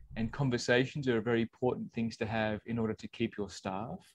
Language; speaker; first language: English; native; English